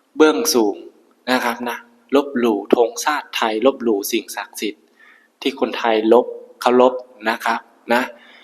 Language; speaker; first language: Thai; native; Thai